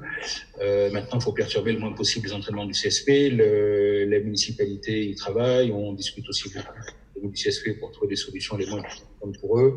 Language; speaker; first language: French; native; French